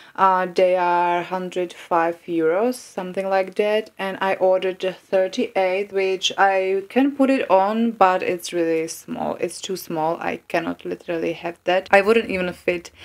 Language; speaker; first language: English; non-native, fluent; Czech